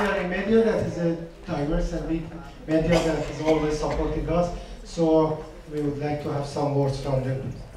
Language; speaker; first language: English; non-native, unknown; Persian